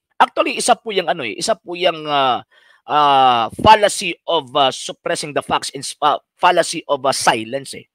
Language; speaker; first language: Filipino; non-native, local second language; Cebuano